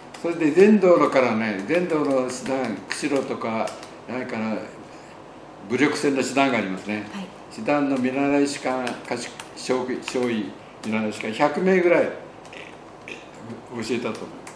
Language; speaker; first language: Japanese; native; Japanese